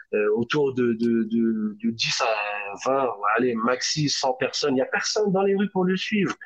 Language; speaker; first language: French; native; French